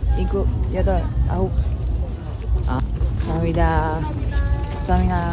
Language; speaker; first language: Korean; non-native, learner; Thai